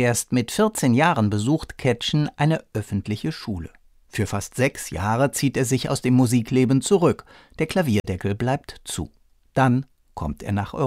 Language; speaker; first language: German; native; German